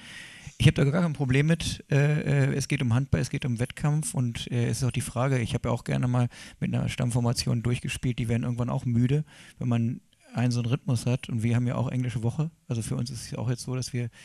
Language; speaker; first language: German; native; German